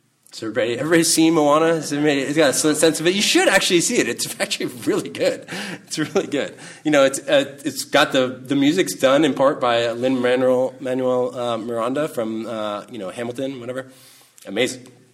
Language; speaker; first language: English; native; English